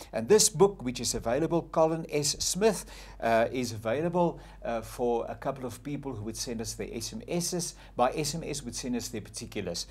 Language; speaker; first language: English; non-native, local second language; Afrikaans